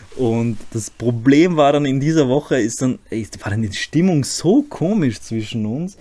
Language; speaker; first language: German; early bilingual, other home language; Croatian